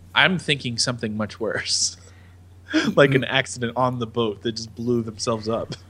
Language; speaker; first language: English; native; English